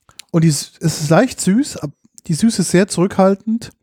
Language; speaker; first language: German; native; German